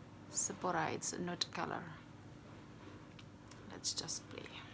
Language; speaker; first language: English; non-native, learner; Indonesian